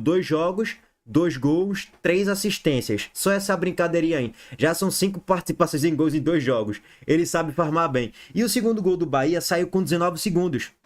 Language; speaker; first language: Portuguese; native; Portuguese